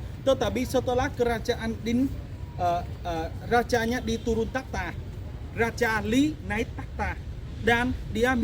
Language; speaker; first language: Indonesian; non-native, fluent; Vietnamese